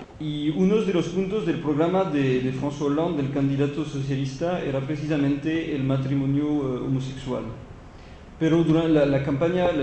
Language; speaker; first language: Spanish; non-native, fluent; French